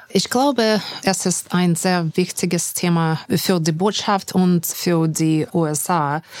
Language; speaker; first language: German; non-native, fluent; English